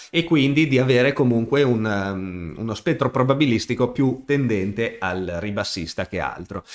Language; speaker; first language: Italian; native; Italian